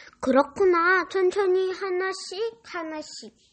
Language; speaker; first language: Korean; native; Korean